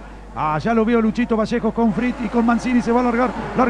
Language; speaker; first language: Spanish; native; Spanish